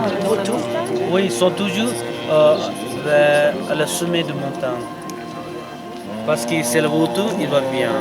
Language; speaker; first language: French; non-native, learner; Tibetan